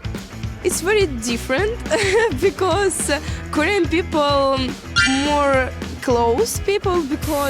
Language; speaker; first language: English; non-native, learner; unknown